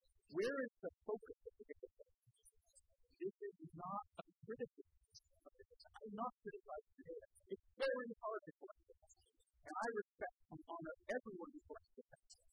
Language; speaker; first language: English; native; English